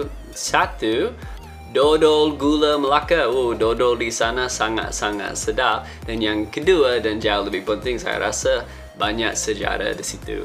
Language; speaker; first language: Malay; non-native, fluent; English